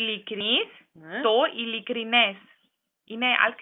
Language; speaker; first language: Greek; non-native, learner; German